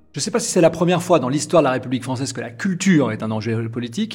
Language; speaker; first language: French; native; French